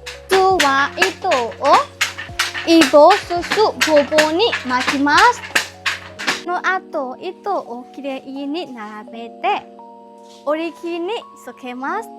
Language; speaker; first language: Japanese; non-native, learner; Burmese